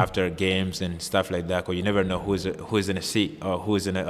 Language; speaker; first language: English; non-native, fluent; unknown